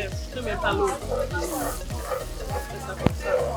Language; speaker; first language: French; non-native, local second language; English